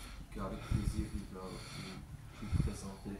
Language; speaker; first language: French; non-native, learner; Armenian